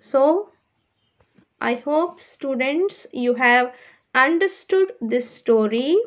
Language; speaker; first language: English; non-native, local second language; Kannada